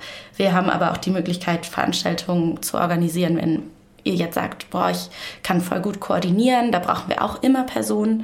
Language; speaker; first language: German; native; German